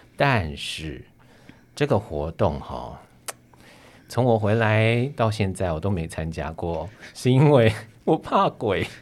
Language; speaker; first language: Chinese; native; Chinese